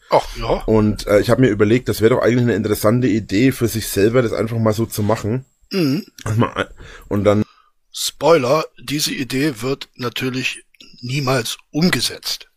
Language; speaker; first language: German; native; German